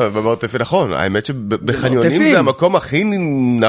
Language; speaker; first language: Hebrew; native; Hebrew